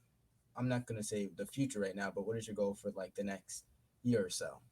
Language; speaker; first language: English; native; English